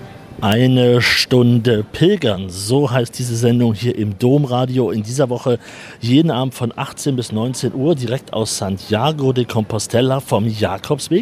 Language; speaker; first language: German; native; German